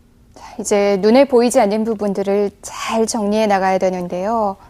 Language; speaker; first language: Korean; native; Korean